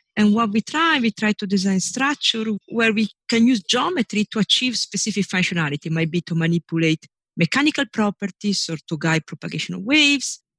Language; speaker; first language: English; non-native, fluent; Italian